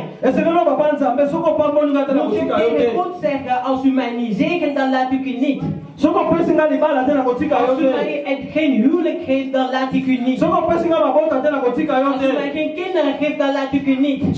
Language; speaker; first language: Dutch; early bilingual, other home language; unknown